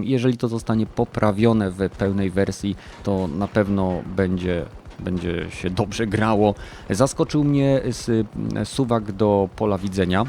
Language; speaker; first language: Polish; native; Polish